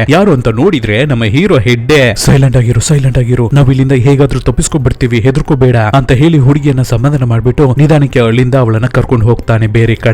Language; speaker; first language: Kannada; native; Kannada